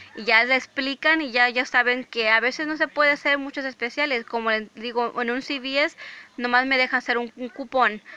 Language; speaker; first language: Spanish; early bilingual, heritage; English